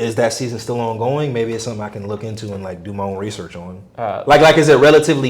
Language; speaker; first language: English; native; English